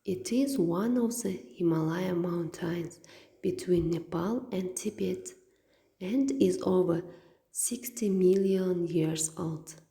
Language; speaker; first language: English; non-native, fluent; Kazakh